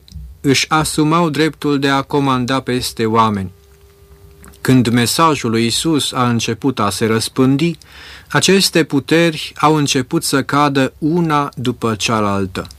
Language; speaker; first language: Romanian; native; Romanian